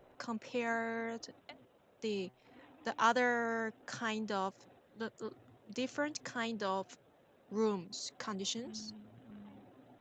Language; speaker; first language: English; non-native, learner; Korean